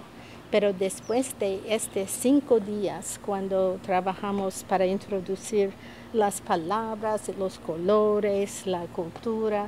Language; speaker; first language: Spanish; non-native, fluent; English